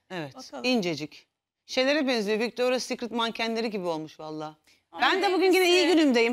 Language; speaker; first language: Turkish; native; Turkish